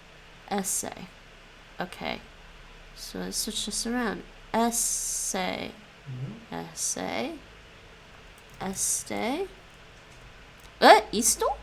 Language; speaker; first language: Portuguese; non-native, learner; English